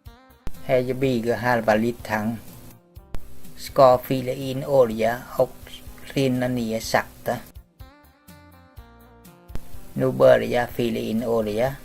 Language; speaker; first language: Swedish; non-native, learner; Vietnamese